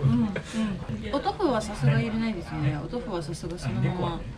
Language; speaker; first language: Japanese; non-native, fluent; Russian